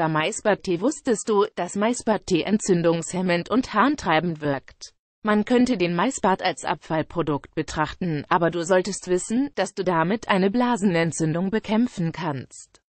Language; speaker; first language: German; native; German